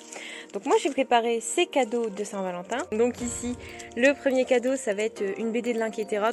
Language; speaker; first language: French; native; French